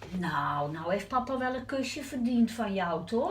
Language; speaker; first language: Dutch; native; Dutch